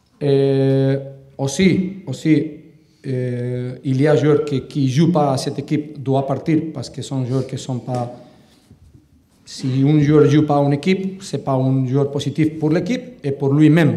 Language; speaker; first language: French; non-native, learner; Catalan